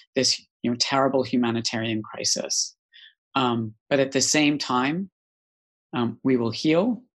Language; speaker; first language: English; native; English